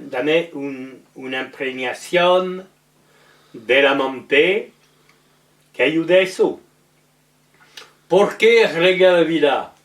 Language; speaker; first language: Spanish; non-native, learner; French